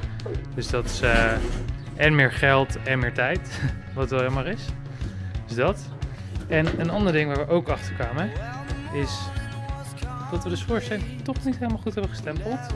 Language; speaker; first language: Dutch; native; Dutch